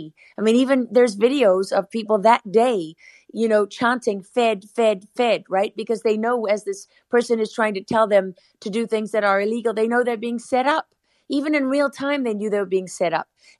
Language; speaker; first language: English; native; English